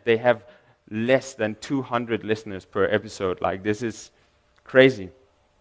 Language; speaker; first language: English; non-native, fluent; Danish